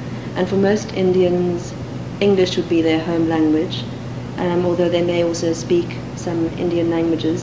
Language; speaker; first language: English; native; English